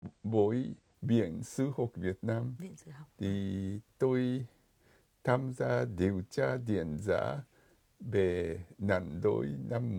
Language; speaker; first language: Vietnamese; non-native, fluent; Japanese